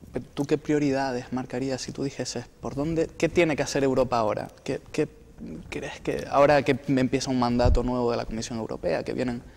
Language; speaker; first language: Spanish; native; Spanish